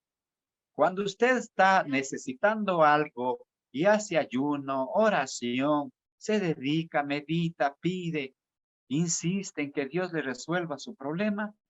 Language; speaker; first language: Spanish; native; Spanish